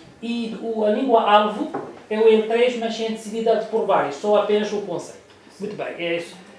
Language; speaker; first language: Portuguese; non-native, fluent; Arabic